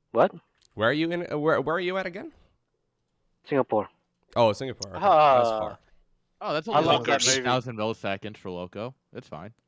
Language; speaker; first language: English; non-native, fluent; Dutch